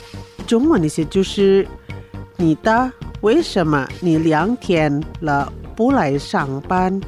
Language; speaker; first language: Chinese; non-native, fluent; Indonesian